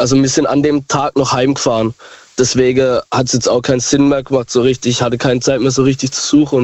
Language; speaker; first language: German; native; German